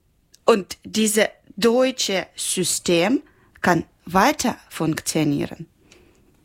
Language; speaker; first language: German; non-native, learner; Ukrainian